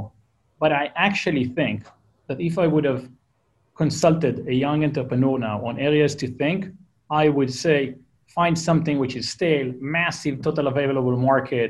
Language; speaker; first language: English; non-native, fluent; Hebrew